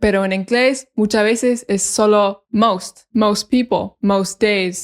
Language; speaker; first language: Spanish; non-native, fluent; English